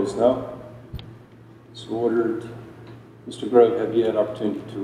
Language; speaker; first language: English; native; English